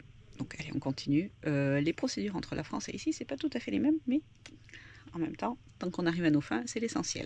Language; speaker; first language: French; native; French